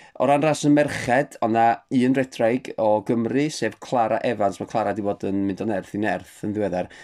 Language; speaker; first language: Welsh; native; Welsh